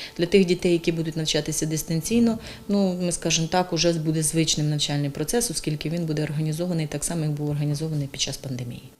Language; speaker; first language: Ukrainian; native; Ukrainian